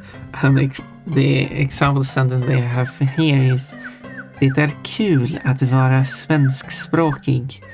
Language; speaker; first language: Swedish; non-native, fluent; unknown